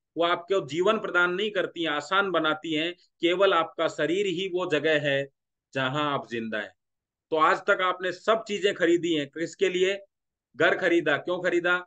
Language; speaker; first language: Hindi; non-native, local second language; Marathi